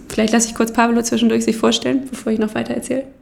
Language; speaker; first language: German; native; German